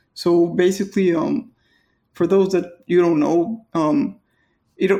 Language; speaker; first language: English; non-native, fluent; Spanish